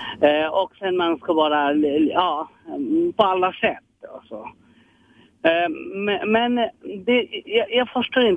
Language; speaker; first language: Swedish; non-native, learner; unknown